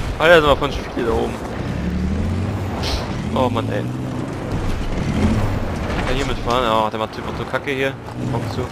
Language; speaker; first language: German; native; German